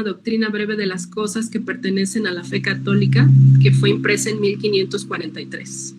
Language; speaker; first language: Spanish; native; Spanish